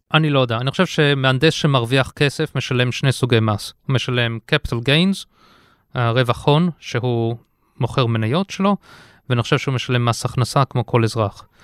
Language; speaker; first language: Hebrew; early bilingual, heritage; Hebrew